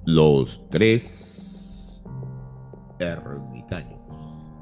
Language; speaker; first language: Spanish; native; Spanish